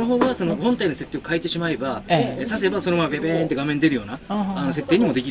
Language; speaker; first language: Japanese; native; Japanese